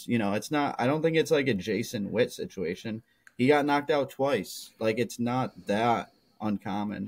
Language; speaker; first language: English; native; English